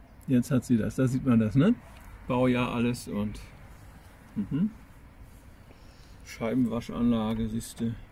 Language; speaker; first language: German; native; German